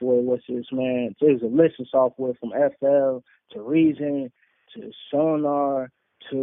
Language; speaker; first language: English; native; English